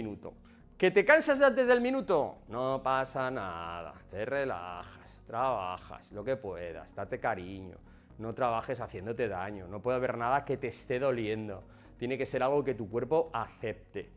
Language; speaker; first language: Spanish; native; Spanish